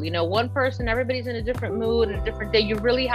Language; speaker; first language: English; early bilingual, other home language; Spanish